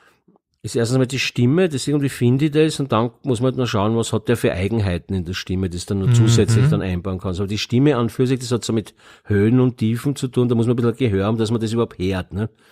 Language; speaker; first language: German; native; German